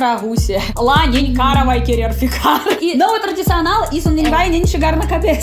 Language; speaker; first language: Portuguese; non-native, fluent; Russian